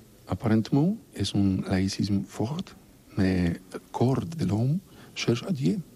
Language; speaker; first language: French; non-native, learner; Polish